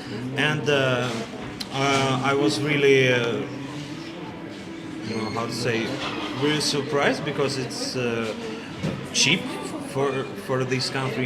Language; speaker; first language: English; non-native, learner; Russian